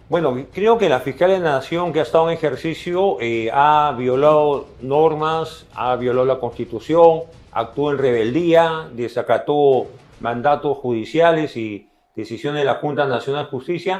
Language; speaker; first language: Spanish; native; Spanish